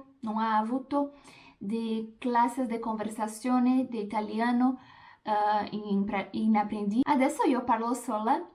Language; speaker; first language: Italian; non-native, learner; Portuguese